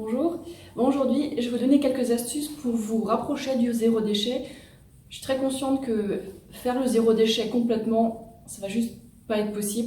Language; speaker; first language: French; native; French